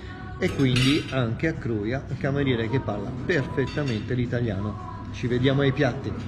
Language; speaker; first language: Italian; native; Italian